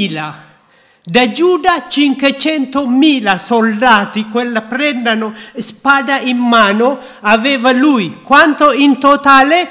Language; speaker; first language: Italian; non-native, learner; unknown